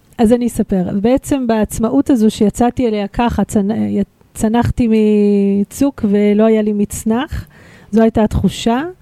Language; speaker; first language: Hebrew; early bilingual, other home language; Russian